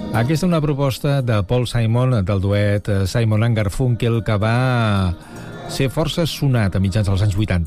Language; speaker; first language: Catalan; native; Catalan